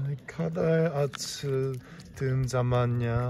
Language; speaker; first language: Turkish; non-native, learner; Korean